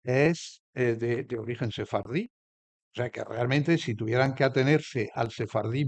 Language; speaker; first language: Spanish; native; Spanish